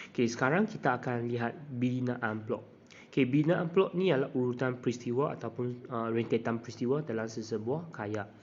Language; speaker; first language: Malay; non-native, local second language; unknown